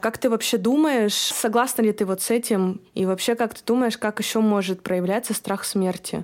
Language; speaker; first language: Russian; native; Russian